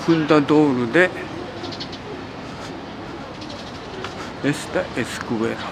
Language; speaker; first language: Spanish; non-native, learner; Japanese